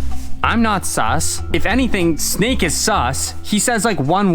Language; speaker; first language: English; native; English